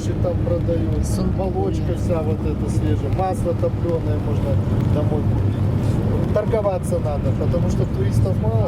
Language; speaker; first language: Russian; native; Russian